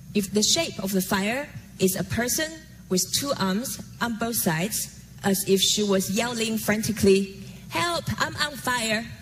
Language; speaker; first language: English; non-native, fluent; Chinese